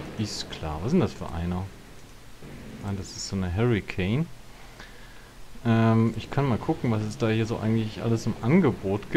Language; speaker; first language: German; native; German